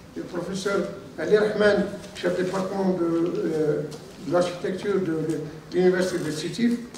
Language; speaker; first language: French; non-native, local second language; Arabic